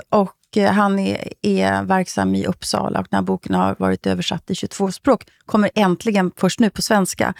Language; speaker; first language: Swedish; native; Swedish